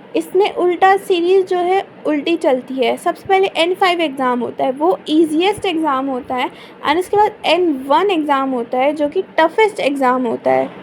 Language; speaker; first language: Hindi; native; Hindi